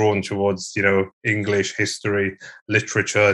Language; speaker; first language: English; native; English